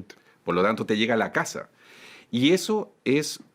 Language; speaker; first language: Spanish; native; Spanish